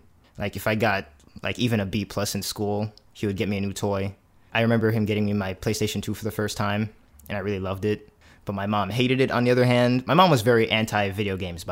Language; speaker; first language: English; native; English